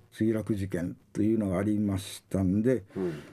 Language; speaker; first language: Japanese; native; Japanese